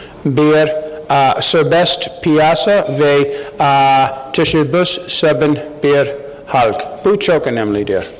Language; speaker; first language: Turkish; non-native, learner; English